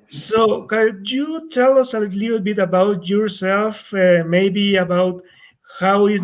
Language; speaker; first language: English; non-native, fluent; Spanish